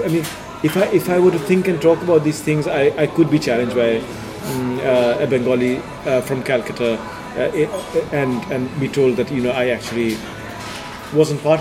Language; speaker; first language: English; non-native, local second language; Bangla